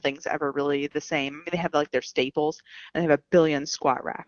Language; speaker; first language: English; native; English